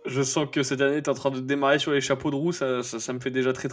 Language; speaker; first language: French; native; French